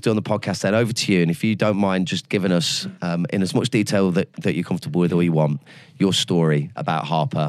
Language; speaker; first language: English; native; English